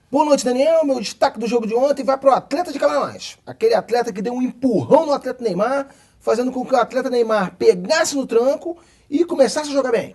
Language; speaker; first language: Portuguese; native; Portuguese